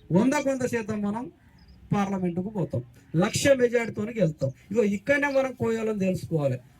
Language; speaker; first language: Telugu; non-native, local second language; Koya